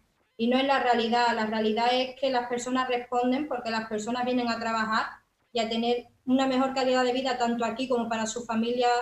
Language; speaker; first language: Spanish; native; Spanish